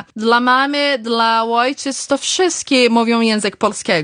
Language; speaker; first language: Polish; early bilingual, heritage; Polish